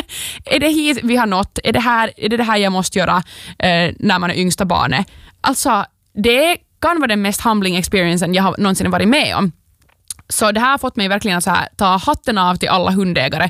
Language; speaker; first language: Swedish; native; Swedish